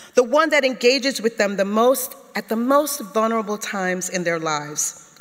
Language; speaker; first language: English; native; English